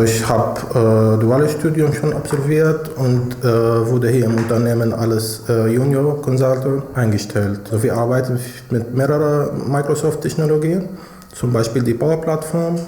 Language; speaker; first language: German; non-native, fluent; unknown